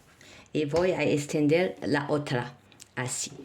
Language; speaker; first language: Spanish; non-native, learner; Arabic